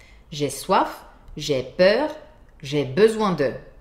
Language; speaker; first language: French; native; French